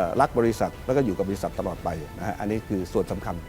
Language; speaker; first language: Thai; native; Thai